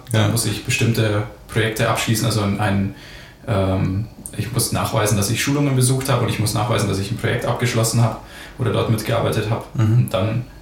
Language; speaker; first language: German; native; German